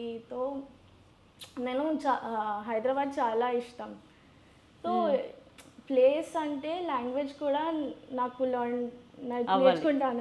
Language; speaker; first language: Telugu; non-native, learner; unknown